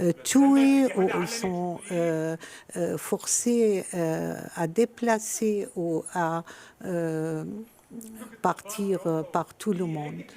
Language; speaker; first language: French; non-native, fluent; Arabic